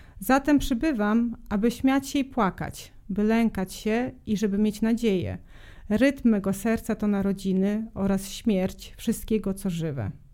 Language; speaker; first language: Polish; non-native, fluent; Serbian